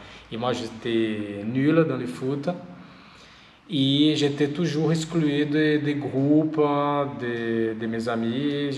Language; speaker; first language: French; non-native, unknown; Portuguese